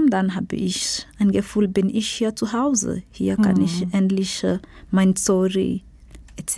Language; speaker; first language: German; non-native, learner; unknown